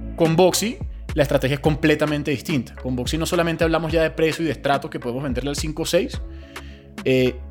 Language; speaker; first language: Spanish; native; Spanish